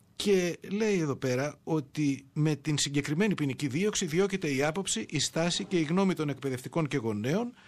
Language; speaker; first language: Greek; native; Greek